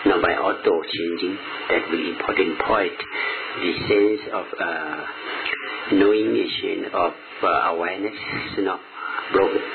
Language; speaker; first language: English; non-native, learner; Thai